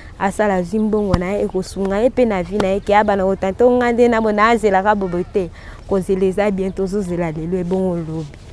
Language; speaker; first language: Lingala; non-native, local second language; Kituba (Democratic Republic of Congo)